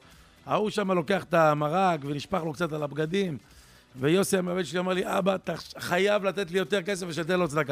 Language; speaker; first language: Hebrew; native; Hebrew